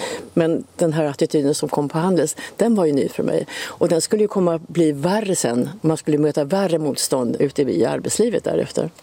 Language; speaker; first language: Swedish; native; Swedish